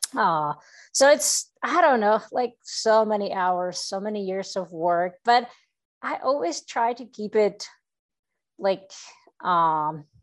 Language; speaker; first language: English; non-native, fluent; Czech